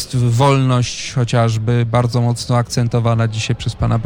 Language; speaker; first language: Polish; native; Polish